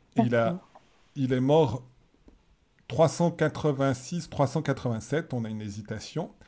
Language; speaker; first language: French; native; French